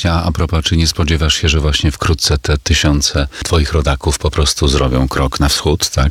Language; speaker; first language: Polish; native; Polish